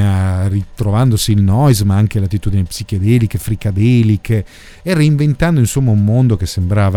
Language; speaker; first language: Italian; native; Italian